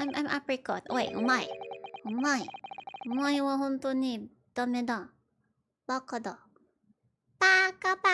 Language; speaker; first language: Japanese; non-native, learner; Filipino